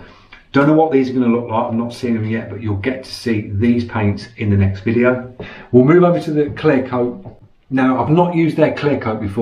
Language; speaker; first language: English; native; English